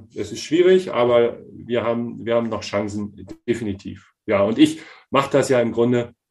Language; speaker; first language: German; native; German